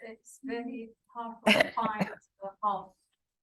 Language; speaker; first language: English; non-native, learner; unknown